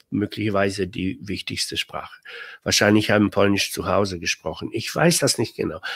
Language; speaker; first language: German; non-native, fluent; Polish